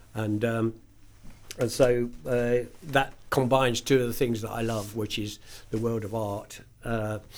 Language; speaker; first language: English; native; English